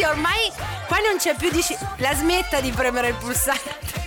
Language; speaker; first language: Italian; native; Italian